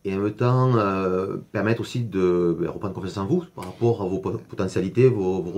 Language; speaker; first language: French; native; French